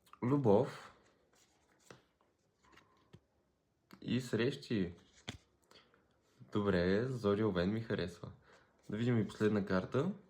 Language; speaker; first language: Bulgarian; native; Bulgarian